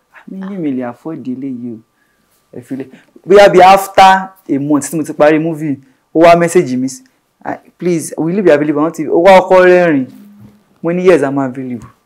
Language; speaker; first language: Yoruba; native; Yoruba